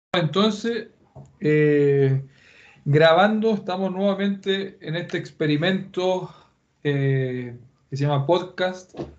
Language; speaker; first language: Spanish; native; Spanish